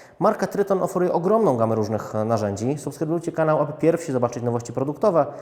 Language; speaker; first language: Polish; native; Polish